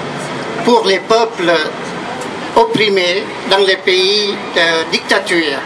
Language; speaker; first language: French; non-native, fluent; Vietnamese